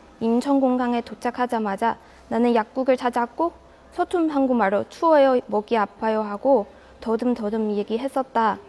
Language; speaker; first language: Korean; non-native, fluent; Chinese